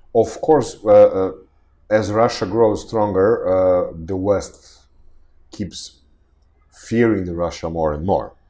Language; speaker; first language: English; non-native, fluent; Serbian